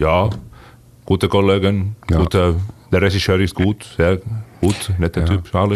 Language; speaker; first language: German; non-native, fluent; Finnish